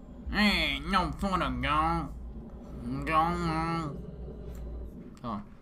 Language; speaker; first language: English; non-native, learner; Turkish